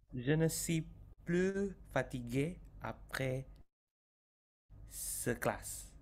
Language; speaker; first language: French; non-native, learner; Indonesian